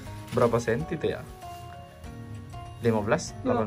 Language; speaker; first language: Indonesian; native; Indonesian